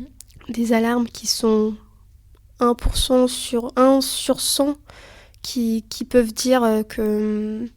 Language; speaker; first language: French; early bilingual, other home language; Lithuanian